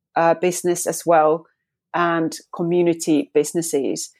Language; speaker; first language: English; non-native, fluent; Finnish